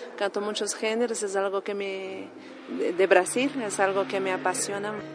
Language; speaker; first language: Spanish; non-native, fluent; Portuguese